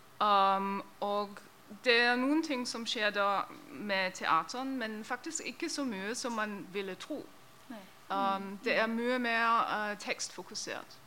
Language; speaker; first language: Norwegian; non-native, fluent; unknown